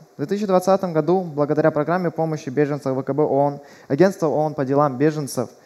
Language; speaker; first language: Russian; early bilingual, other home language; Persian